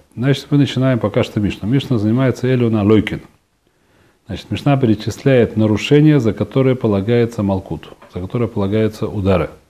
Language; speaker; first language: Russian; early bilingual, heritage; Russian